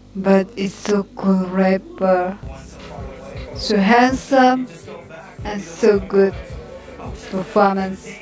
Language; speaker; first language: English; non-native, learner; Indonesian